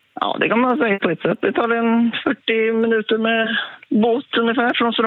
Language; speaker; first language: Swedish; native; Swedish